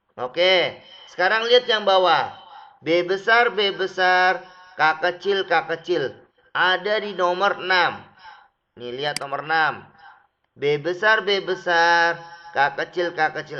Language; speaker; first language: Indonesian; native; Indonesian